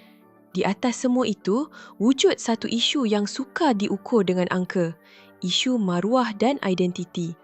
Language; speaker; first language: Malay; native; Malay